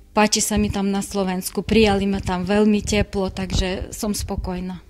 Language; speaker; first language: Slovak; non-native, fluent; Ukrainian